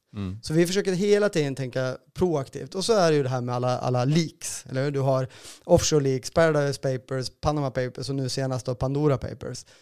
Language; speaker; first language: Swedish; native; Swedish